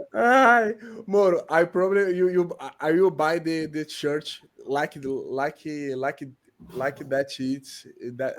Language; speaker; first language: English; non-native, learner; Portuguese